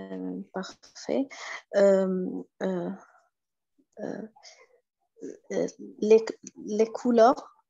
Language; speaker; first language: French; non-native, learner; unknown